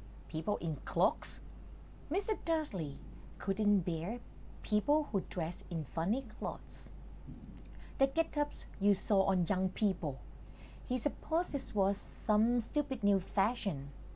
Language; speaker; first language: English; non-native, fluent; Thai